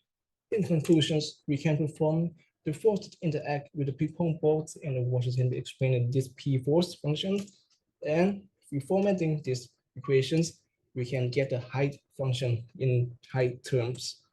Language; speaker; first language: English; non-native, learner; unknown